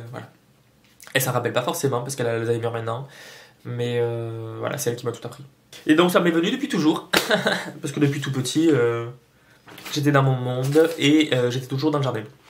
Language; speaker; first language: French; native; French